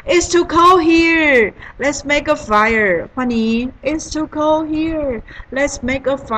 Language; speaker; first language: English; non-native, learner; Chinese